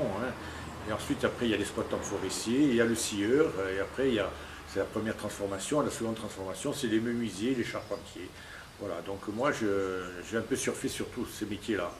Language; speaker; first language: French; native; French